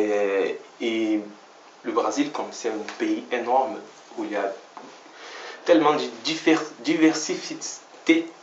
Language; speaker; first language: French; non-native, fluent; Portuguese